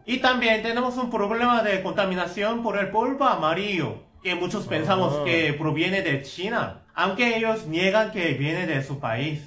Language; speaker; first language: Spanish; non-native, fluent; Korean